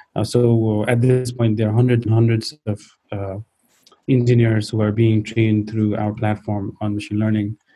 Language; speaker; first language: English; non-native, local second language; Nepali